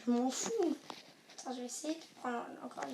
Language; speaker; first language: French; native; French